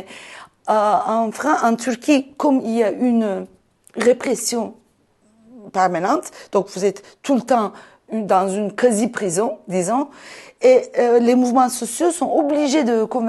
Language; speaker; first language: French; non-native, fluent; Turkish